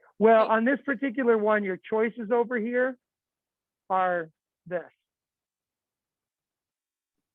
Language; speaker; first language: English; native; English